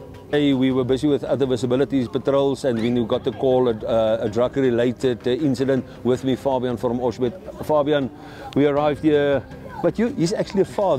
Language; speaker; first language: English; non-native, local second language; Afrikaans